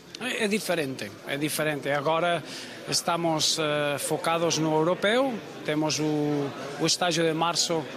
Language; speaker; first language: Portuguese; non-native, fluent; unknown